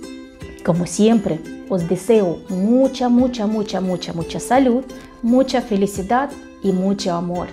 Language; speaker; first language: Spanish; non-native, fluent; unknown